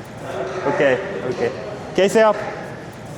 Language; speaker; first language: Hindi; non-native, learner; English